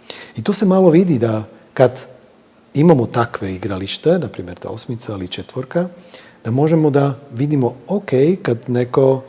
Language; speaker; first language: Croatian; non-native, fluent; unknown